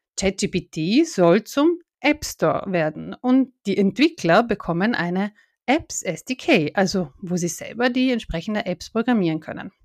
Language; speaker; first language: German; native; German